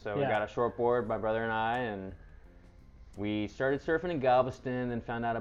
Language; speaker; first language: English; native; English